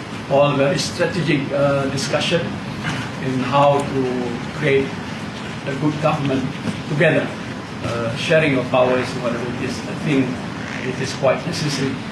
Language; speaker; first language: English; non-native, local second language; Malay